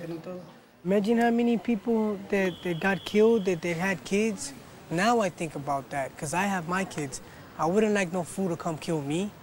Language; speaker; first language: English; early bilingual, other home language; Spanish